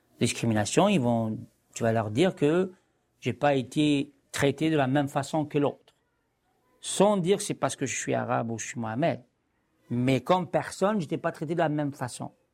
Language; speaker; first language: French; non-native, local second language; Arabic